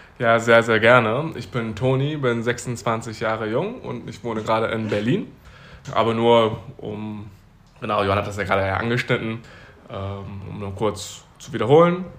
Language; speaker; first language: German; early bilingual, other home language; Chinese